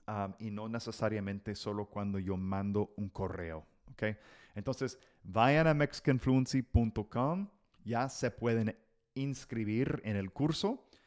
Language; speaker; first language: Spanish; non-native, fluent; English